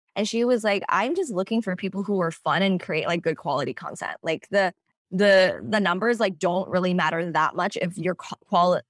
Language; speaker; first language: English; non-native, local second language; Cantonese